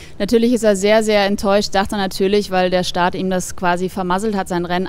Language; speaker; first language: German; native; German